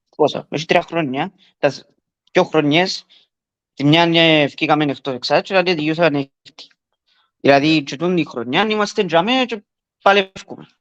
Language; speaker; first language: Greek; early bilingual, other home language; English